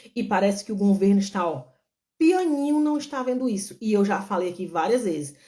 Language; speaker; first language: Portuguese; native; Portuguese